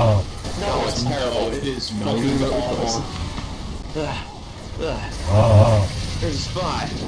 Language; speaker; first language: English; native; English